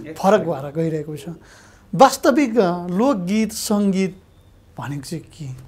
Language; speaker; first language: Nepali; native; Nepali